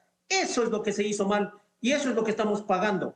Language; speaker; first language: Spanish; native; Spanish